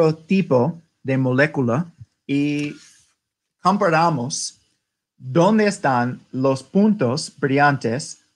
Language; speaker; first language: Spanish; non-native, learner; English